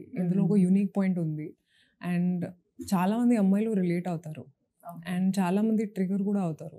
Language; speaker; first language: Telugu; non-native, fluent; Hindi